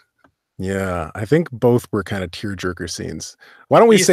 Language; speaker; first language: English; native; English